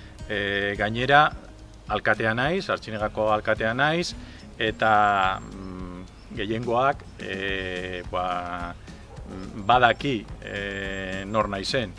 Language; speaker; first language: Basque; non-native, local second language; Spanish